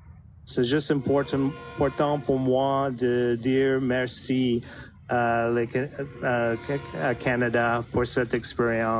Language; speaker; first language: French; non-native, fluent; English